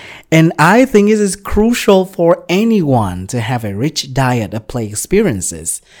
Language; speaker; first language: English; non-native, fluent; Vietnamese